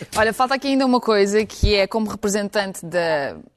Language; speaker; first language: Portuguese; non-native, fluent; Ukrainian